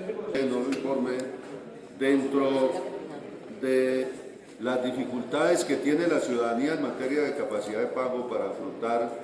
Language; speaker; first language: Spanish; native; Spanish